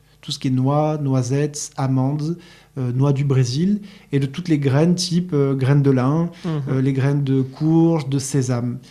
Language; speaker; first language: French; native; French